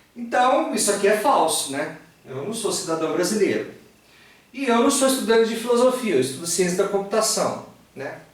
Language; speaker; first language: Portuguese; native; Portuguese